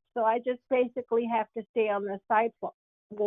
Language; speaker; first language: English; native; English